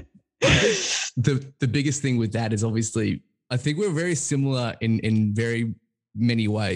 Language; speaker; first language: English; native; English